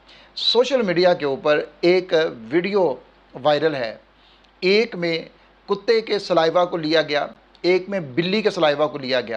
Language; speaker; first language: Urdu; native; Urdu